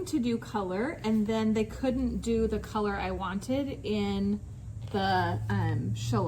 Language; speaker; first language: English; native; English